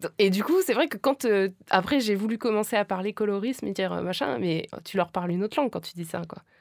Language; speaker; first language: French; native; French